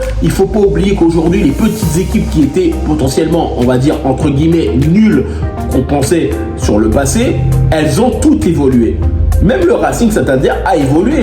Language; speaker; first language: French; native; French